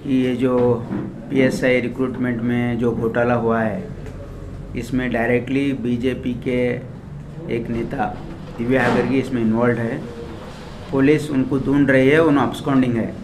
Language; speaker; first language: Hindi; non-native, local second language; Kannada